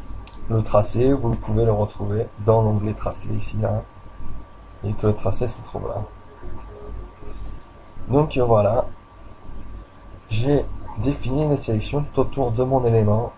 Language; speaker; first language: French; native; French